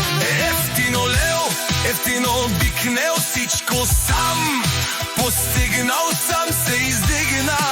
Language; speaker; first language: Bulgarian; non-native, local second language; Romany